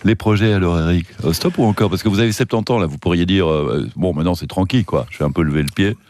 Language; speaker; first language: French; native; French